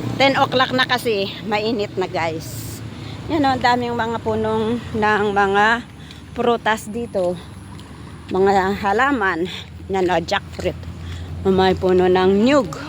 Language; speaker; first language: Filipino; non-native, local second language; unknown